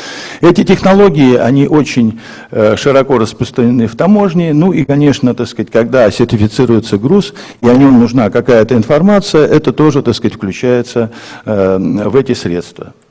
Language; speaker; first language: Russian; native; Russian